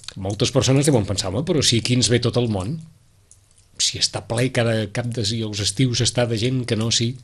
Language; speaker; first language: Catalan; native; Catalan